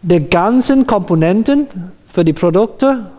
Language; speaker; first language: German; non-native, learner; Cantonese